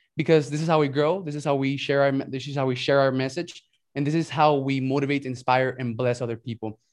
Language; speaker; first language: English; early bilingual, other home language; Spanish